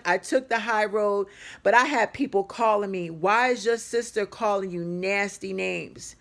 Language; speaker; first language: English; native; English